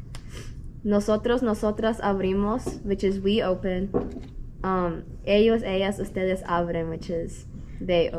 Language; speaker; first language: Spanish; early bilingual, heritage; Spanish